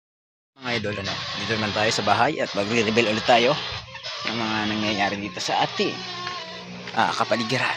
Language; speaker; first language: Filipino; non-native, local second language; Cebuano